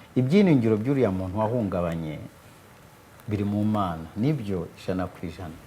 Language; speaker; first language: Kinyarwanda; early bilingual, heritage; Kinyarwanda